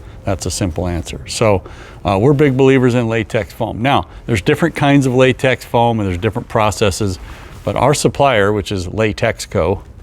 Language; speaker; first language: English; native; English